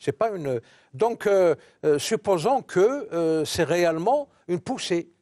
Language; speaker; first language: French; non-native, local second language; Arabic